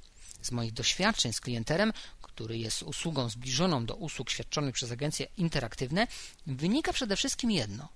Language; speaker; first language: Polish; native; Polish